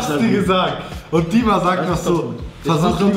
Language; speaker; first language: German; native; German